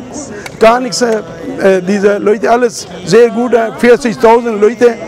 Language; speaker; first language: German; non-native, learner; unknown